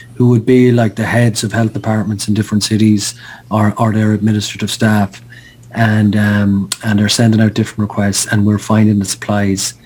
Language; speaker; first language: English; native; English